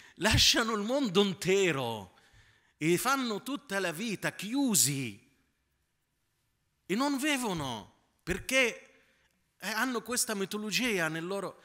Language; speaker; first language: Italian; non-native, fluent; Arabic